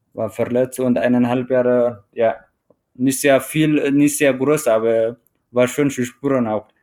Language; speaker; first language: German; non-native, fluent; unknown